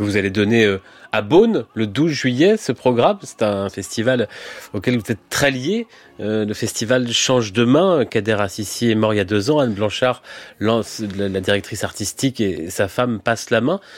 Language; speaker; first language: French; native; French